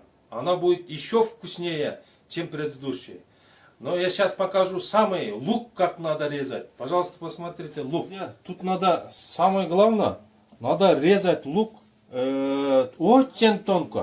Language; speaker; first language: Russian; non-native, local second language; Kyrgyz